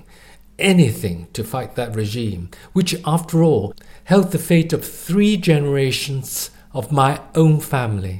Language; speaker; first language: English; non-native, local second language; Cantonese